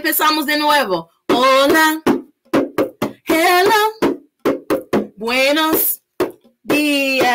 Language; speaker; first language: Spanish; early bilingual, heritage; Spanish